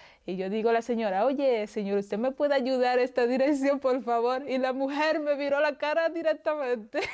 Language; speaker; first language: Spanish; non-native, local second language; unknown